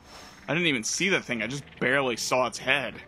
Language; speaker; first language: English; native; English